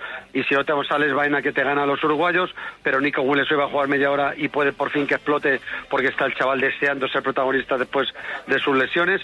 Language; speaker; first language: Spanish; native; Spanish